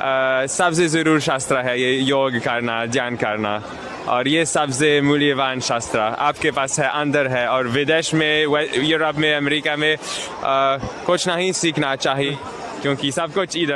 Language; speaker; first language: Hindi; non-native, learner; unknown